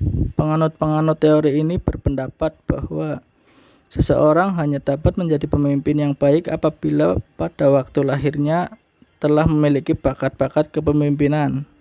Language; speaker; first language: Indonesian; native; Indonesian